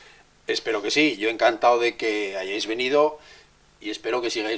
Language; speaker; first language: Spanish; native; Spanish